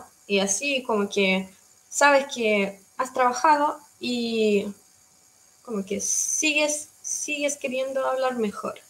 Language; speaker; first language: Spanish; non-native, fluent; Russian